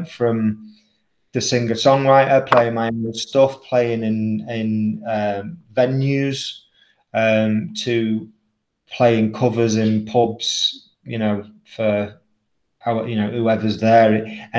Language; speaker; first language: English; native; English